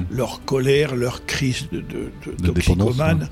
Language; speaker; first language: French; non-native, local second language; Arabic